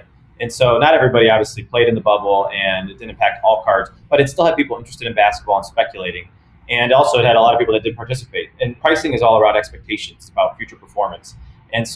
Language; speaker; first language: English; native; English